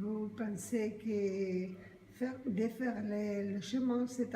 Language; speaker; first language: French; non-native, learner; Spanish